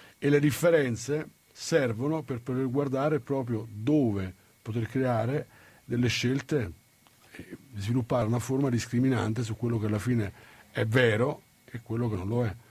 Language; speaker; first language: Italian; native; Italian